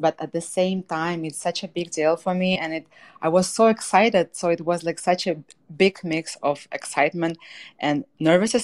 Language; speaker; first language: English; non-native, fluent; Russian